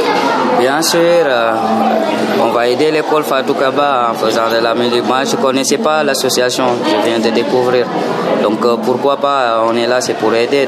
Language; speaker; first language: French; non-native, local second language; Fula